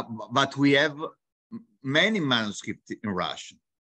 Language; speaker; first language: English; non-native, learner; Bulgarian